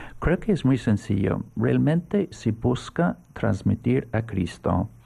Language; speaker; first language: Spanish; non-native, fluent; English